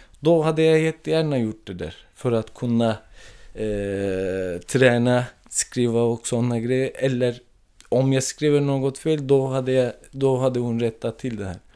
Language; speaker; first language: Swedish; non-native, fluent; Turkish